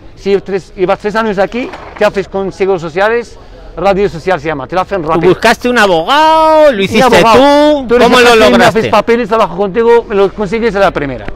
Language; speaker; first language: Spanish; non-native, fluent; Arabic